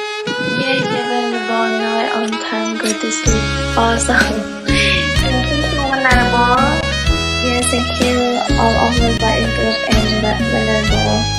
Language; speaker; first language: English; non-native, learner; Khmer